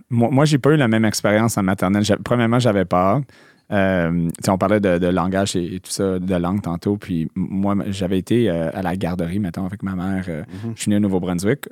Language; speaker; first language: French; non-native, local second language; English